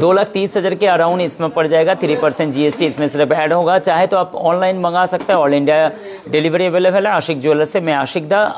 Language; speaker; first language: Hindi; non-native, local second language; Bangla